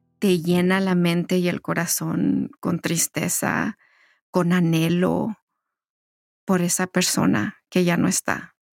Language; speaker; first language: Spanish; early bilingual, heritage; Spanish